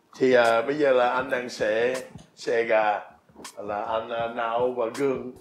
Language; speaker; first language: Vietnamese; early bilingual, heritage; English